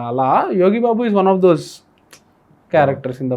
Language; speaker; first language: Telugu; native; Telugu